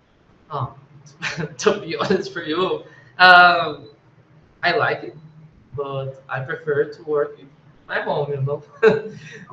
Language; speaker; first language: English; non-native, learner; Portuguese